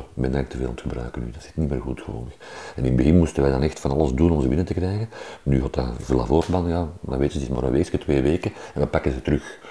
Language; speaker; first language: Dutch; native; Dutch